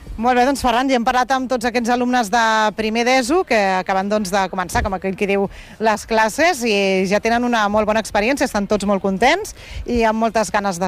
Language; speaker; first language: Catalan; native; Catalan